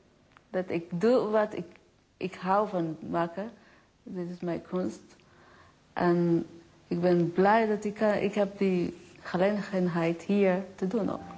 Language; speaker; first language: Dutch; non-native, fluent; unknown